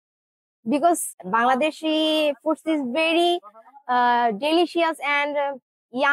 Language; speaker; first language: English; non-native, learner; Bangla